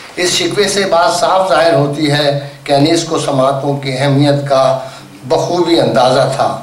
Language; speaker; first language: Urdu; native; Urdu